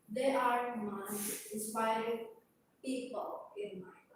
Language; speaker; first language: English; non-native, learner; Indonesian